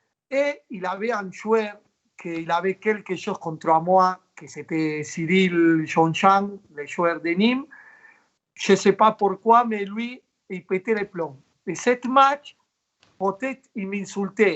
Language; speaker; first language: French; non-native, fluent; Spanish